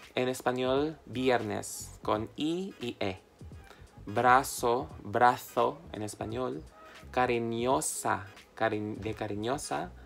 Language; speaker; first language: Spanish; non-native, fluent; Filipino